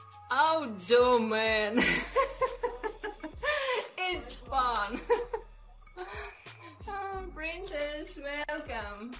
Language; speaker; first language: English; non-native, learner; Russian